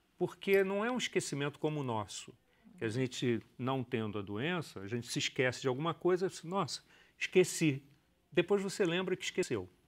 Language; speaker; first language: Portuguese; native; Portuguese